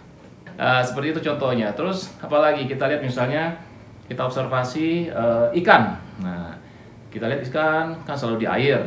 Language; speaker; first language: Indonesian; native; Indonesian